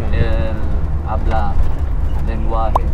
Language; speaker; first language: Spanish; non-native, learner; Chavacano